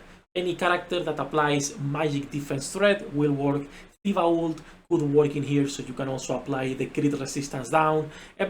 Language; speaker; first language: English; non-native, fluent; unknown